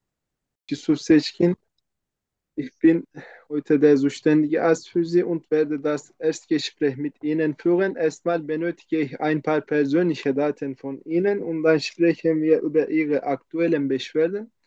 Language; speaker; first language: German; non-native, fluent; Turkish